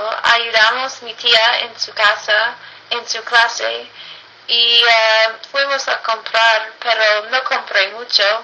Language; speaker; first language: Spanish; non-native, learner; English